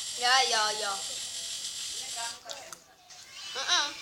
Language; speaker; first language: Indonesian; non-native, local second language; Javanese